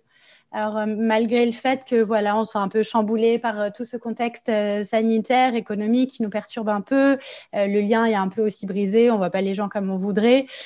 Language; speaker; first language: French; native; French